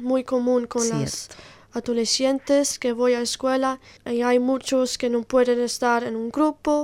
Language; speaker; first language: Spanish; non-native, learner; Italian